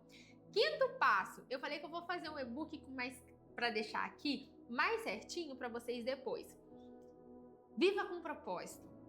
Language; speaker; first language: Portuguese; native; Portuguese